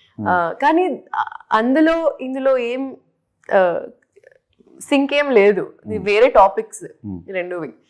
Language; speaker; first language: Telugu; non-native, local second language; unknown